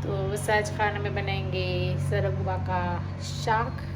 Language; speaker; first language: Hindi; non-native, local second language; Gujarati